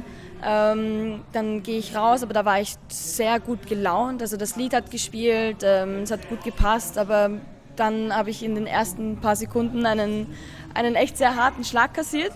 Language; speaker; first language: German; native; German